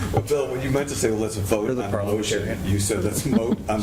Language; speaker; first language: English; native; English